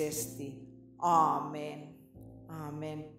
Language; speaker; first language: Finnish; native; Finnish